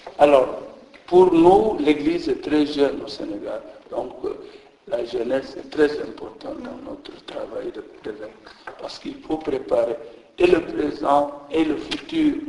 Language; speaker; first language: French; non-native, local second language; Jola-Fonyi